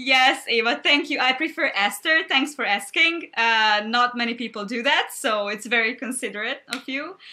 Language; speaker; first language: English; non-native, fluent; Hungarian